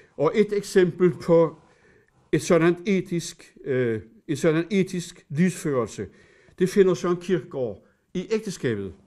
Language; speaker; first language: Danish; native; Danish